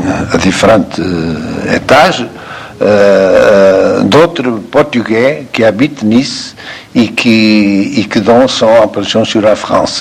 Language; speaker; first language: French; non-native, fluent; Portuguese